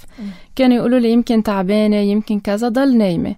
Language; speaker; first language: Arabic; native; Arabic